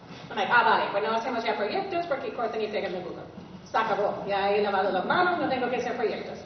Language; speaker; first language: Spanish; non-native, fluent; English